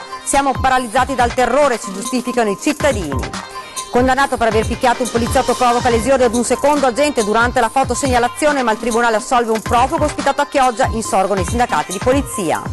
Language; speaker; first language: Italian; native; Italian